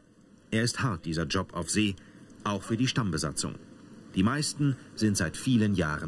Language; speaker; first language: German; native; German